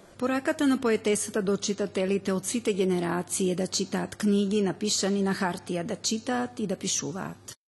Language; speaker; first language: Macedonian; early bilingual, heritage; Macedonian